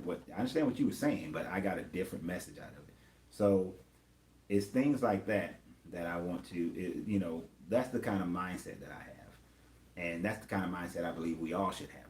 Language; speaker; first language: English; native; English